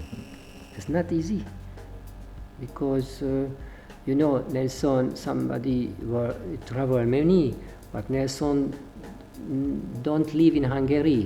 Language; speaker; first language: English; non-native, learner; Hungarian